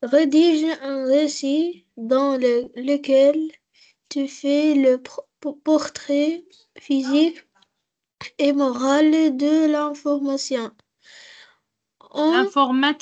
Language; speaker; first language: French; non-native, learner; Arabic